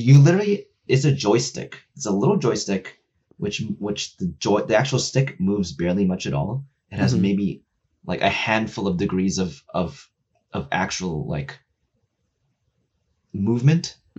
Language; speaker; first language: English; native; English